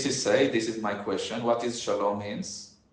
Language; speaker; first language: English; non-native, learner; Hebrew